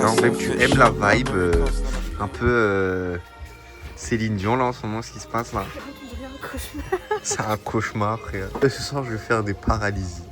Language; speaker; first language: French; native; French